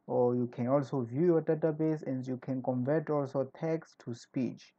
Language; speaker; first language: English; non-native, fluent; Portuguese